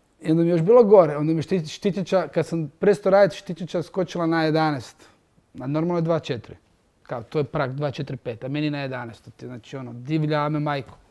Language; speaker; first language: Croatian; native; Croatian